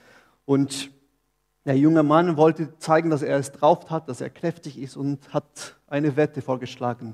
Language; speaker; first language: German; non-native, fluent; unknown